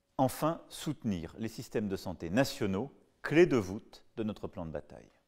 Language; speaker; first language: French; native; French